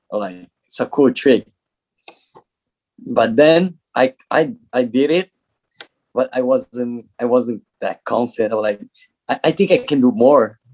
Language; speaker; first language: English; non-native, learner; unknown